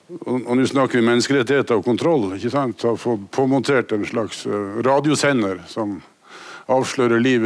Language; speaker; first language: Norwegian; native; Norwegian